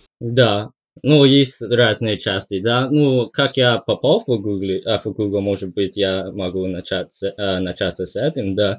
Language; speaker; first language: Russian; non-native, fluent; English